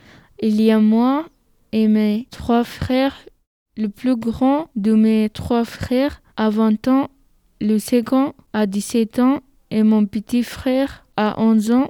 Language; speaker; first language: French; non-native, learner; Arabic